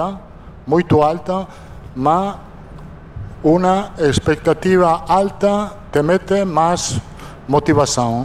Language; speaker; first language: Portuguese; non-native, fluent; Italian